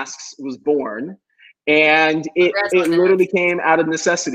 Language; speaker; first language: English; native; English